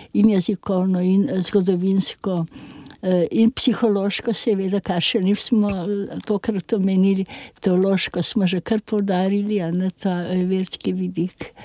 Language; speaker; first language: Slovenian; native; Slovenian